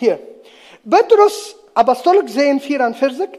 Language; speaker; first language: German; non-native, learner; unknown